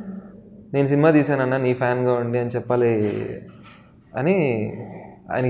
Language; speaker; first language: Telugu; native; Telugu